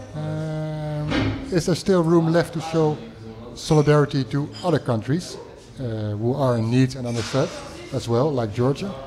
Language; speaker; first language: English; non-native, fluent; Dutch